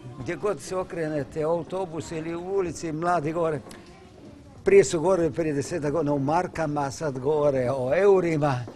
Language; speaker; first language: Croatian; native; Croatian